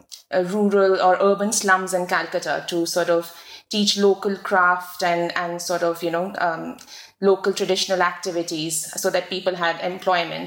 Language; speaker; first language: English; native; English